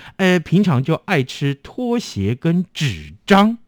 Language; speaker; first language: Chinese; native; Chinese